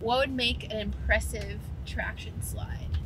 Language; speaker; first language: English; native; English